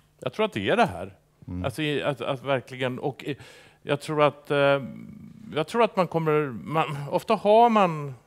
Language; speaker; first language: Swedish; native; Swedish